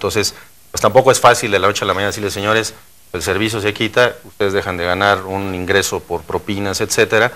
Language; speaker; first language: Spanish; native; Spanish